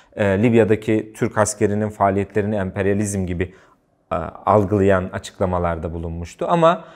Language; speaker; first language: Turkish; native; Turkish